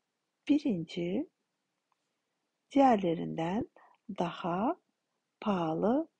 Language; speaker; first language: Turkish; non-native, fluent; Kazakh